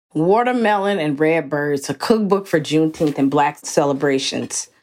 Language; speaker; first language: English; native; English